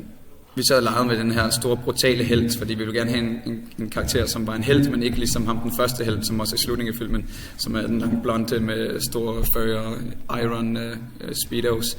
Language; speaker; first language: Danish; native; Danish